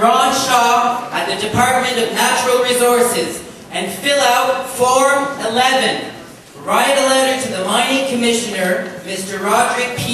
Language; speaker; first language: English; non-native, local second language; French